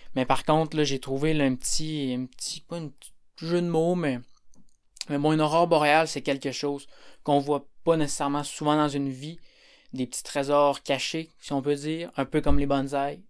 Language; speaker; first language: French; native; French